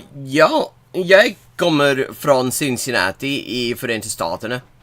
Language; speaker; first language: Swedish; non-native, learner; English